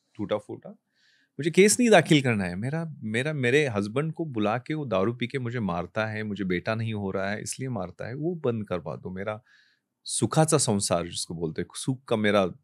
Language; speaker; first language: Hindi; non-native, local second language; Marathi